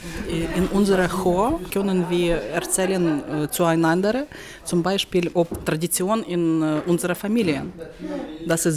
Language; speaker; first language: German; non-native, learner; Ukrainian